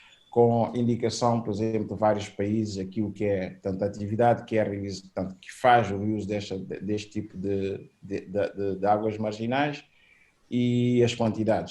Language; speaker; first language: Portuguese; native; Portuguese